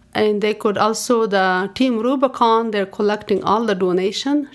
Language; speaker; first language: English; non-native, fluent; Persian